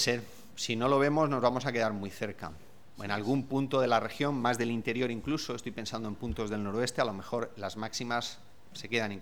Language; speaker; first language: Spanish; native; Spanish